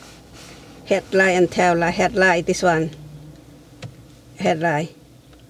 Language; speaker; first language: English; non-native, learner; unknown